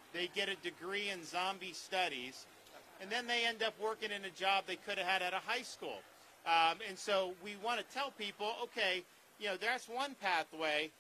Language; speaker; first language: English; native; English